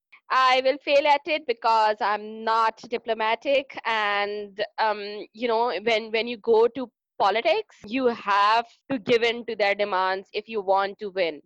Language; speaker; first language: English; non-native, local second language; Urdu